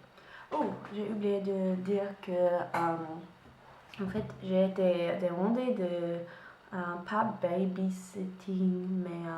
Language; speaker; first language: French; non-native, learner; English